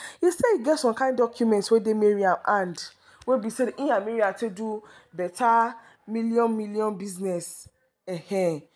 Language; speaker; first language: Nigerian Pidgin; non-native, local second language; Yoruba